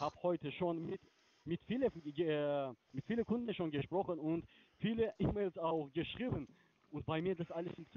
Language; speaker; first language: German; non-native, learner; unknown